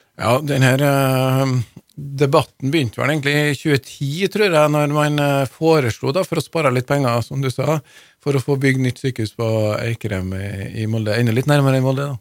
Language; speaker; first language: Norwegian; native; Norwegian